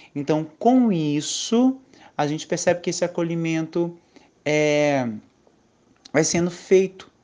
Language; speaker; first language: Portuguese; native; Portuguese